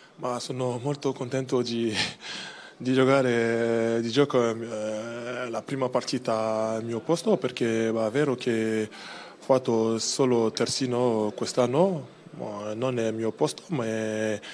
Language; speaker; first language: Italian; non-native, learner; French